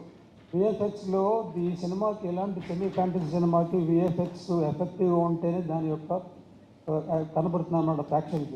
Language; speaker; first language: Telugu; native; Telugu